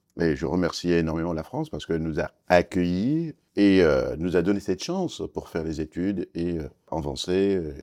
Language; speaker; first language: French; non-native, fluent; Kurdish